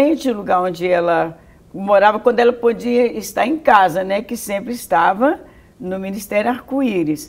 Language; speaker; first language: Portuguese; native; Portuguese